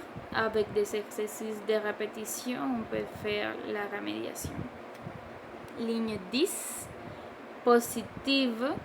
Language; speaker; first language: French; non-native, learner; Spanish